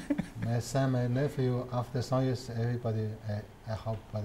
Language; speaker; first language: English; non-native, learner; Chinese